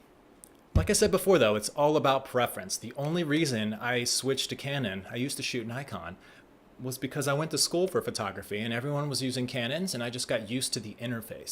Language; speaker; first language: English; native; English